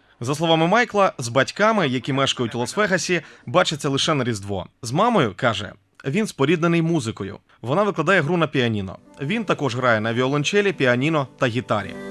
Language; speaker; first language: Ukrainian; native; Ukrainian